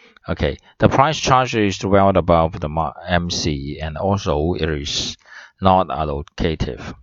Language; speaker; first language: English; non-native, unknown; Chinese